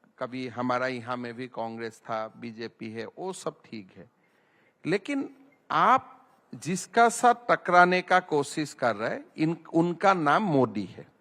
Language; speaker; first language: Hindi; non-native, local second language; Assamese